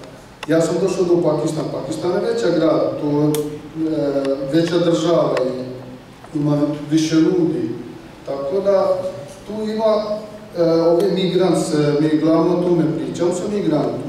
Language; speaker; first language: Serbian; non-native, learner; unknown